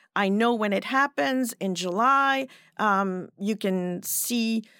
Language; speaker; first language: English; non-native, fluent; French